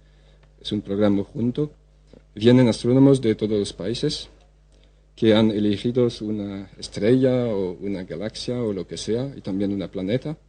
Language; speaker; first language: Spanish; non-native, fluent; French